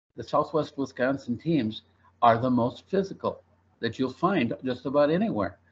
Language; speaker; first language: English; native; English